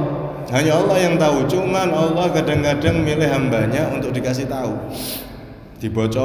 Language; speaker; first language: Indonesian; non-native, local second language; Javanese